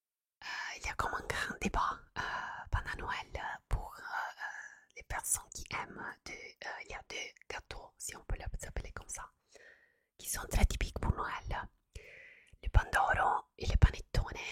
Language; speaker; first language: French; non-native, fluent; Italian